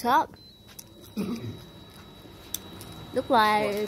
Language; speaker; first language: English; non-native, learner; Vietnamese